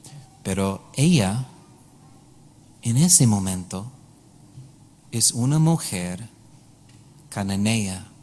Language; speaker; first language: Spanish; non-native, learner; English